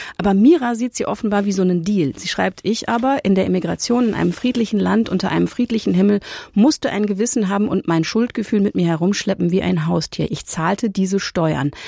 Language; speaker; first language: German; native; German